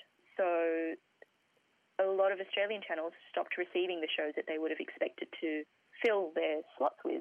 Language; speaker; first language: English; native; English